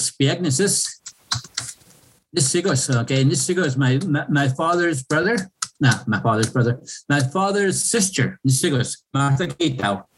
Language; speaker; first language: English; non-native, fluent; Cree